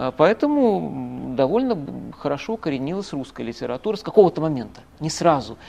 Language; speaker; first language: Russian; native; Russian